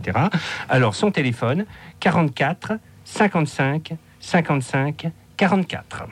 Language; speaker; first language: French; native; French